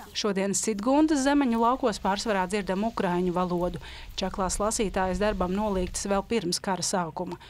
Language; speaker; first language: Latvian; native; Latvian